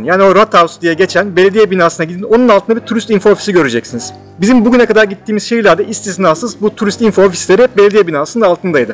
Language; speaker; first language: Turkish; native; Turkish